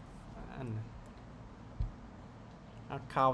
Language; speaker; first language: English; non-native, learner; Vietnamese